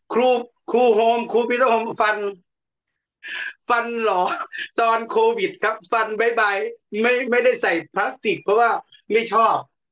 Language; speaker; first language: Thai; native; Thai